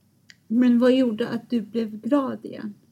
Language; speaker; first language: Swedish; non-native, fluent; Persian